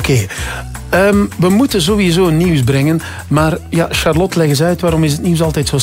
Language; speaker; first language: Dutch; native; Dutch